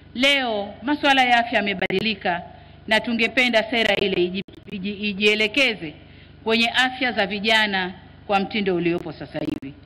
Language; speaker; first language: Swahili; native; Swahili